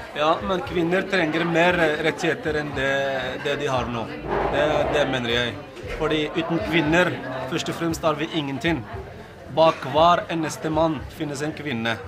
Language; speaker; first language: Norwegian; non-native, fluent; Arabic